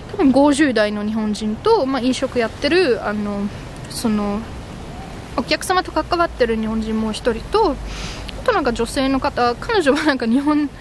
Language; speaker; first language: Japanese; non-native, fluent; German